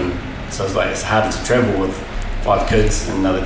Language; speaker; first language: English; native; English